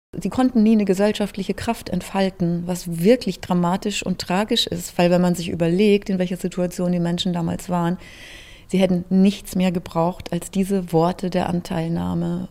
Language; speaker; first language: German; native; German